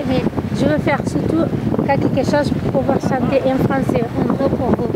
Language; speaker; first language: French; non-native, learner; Kabuverdianu